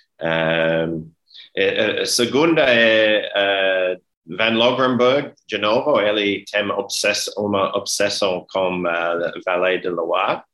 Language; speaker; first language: Portuguese; non-native, learner; English